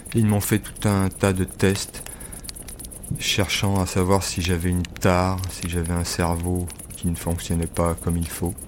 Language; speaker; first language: French; native; French